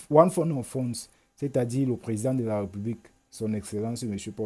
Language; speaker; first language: French; native; French